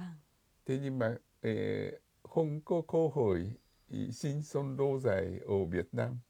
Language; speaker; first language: Vietnamese; non-native, fluent; Japanese